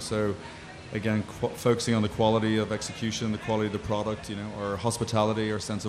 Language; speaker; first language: English; native; English